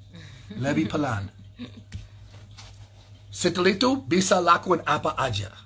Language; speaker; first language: Indonesian; non-native, learner; English